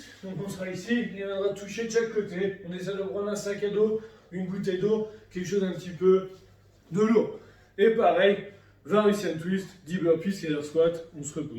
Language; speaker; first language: French; native; French